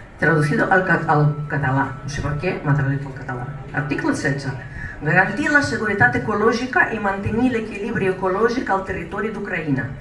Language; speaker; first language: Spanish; non-native, fluent; Russian